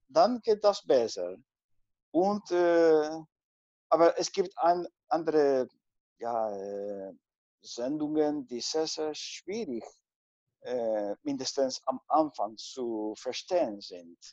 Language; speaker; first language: German; non-native, fluent; Spanish